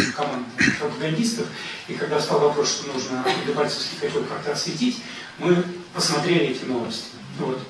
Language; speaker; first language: Russian; native; Russian